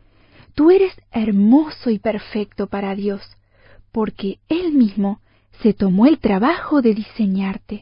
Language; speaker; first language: Spanish; native; Spanish